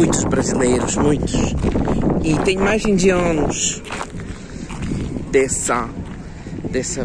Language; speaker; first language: Portuguese; non-native, fluent; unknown